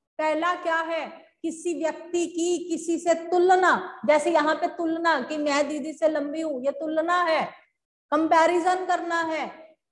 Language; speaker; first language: Hindi; native; Hindi